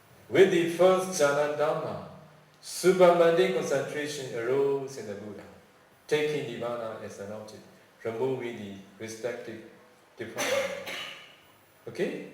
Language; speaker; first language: English; non-native, fluent; Burmese